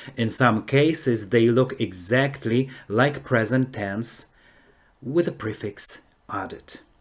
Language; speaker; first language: English; non-native, fluent; Polish